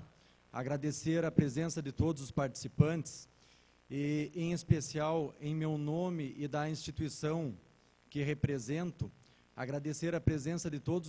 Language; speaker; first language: Portuguese; native; Portuguese